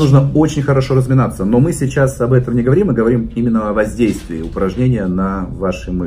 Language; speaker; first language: Russian; native; Russian